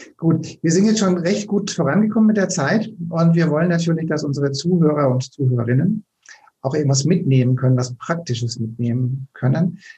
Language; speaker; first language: German; native; German